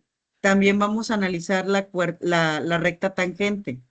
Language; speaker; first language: Spanish; native; Spanish